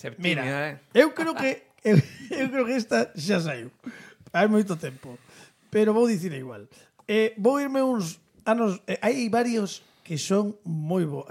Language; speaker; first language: Galician; native; Galician